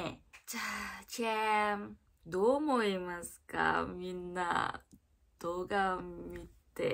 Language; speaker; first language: Japanese; non-native, learner; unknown